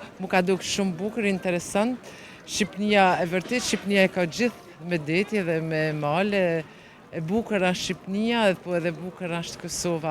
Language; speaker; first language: Albanian; early bilingual, heritage; Albanian